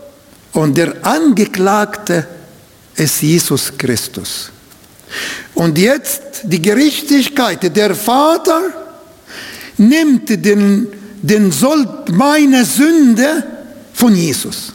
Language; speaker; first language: German; non-native, fluent; Arabic